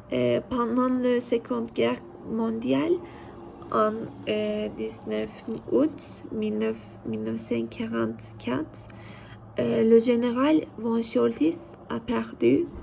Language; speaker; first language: French; non-native, learner; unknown